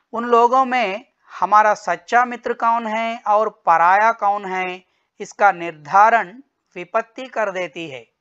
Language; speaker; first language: Hindi; non-native, local second language; Telugu